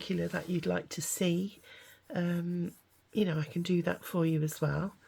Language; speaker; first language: English; native; English